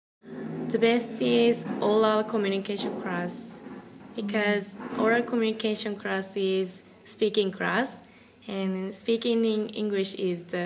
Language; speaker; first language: English; non-native, learner; Japanese